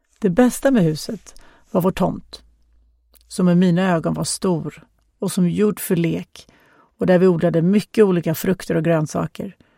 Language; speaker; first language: Swedish; non-native, fluent; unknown